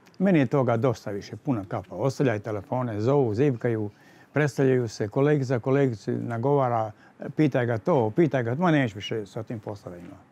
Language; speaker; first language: Serbian; native; Serbian